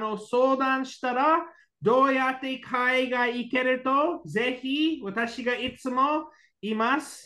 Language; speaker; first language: Japanese; non-native, learner; English